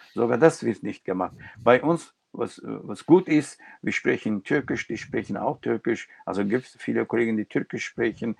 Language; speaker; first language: German; non-native, local second language; Turkish